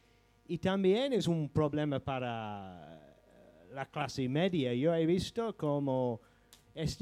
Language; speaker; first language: Spanish; non-native, fluent; English